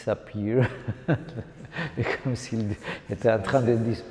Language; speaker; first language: French; non-native, fluent; Spanish